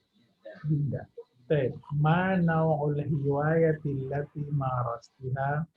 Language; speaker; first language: Arabic; non-native, fluent; Indonesian